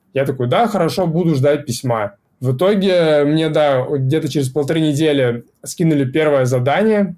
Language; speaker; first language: Russian; native; Russian